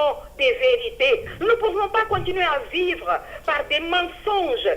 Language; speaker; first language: French; non-native, fluent; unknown